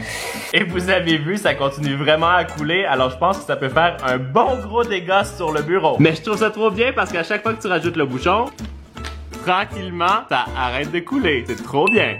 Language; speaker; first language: French; native; French